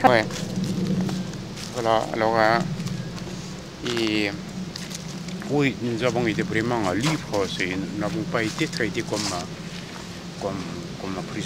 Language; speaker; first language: French; non-native, fluent; Korean